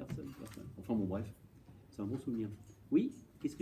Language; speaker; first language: French; native; French